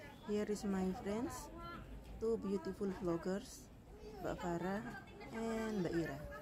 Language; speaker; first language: English; non-native, learner; Indonesian